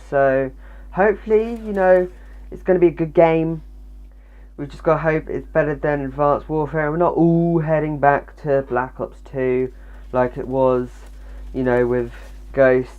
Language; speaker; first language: English; native; English